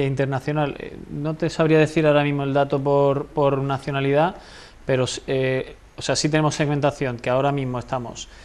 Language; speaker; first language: Spanish; native; Spanish